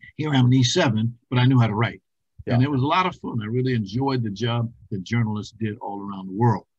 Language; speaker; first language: English; native; English